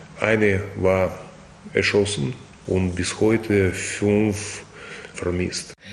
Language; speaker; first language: German; non-native, fluent; Russian